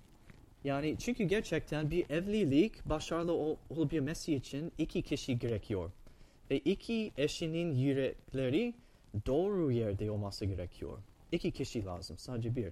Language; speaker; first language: Turkish; non-native, fluent; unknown